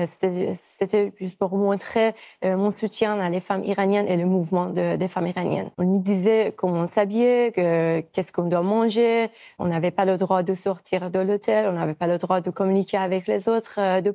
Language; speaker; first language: French; non-native, fluent; Persian